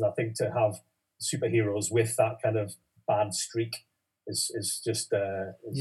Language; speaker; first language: English; native; English